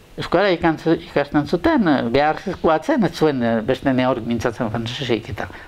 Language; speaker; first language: Basque; native; Basque